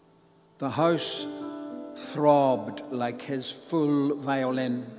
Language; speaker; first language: English; native; English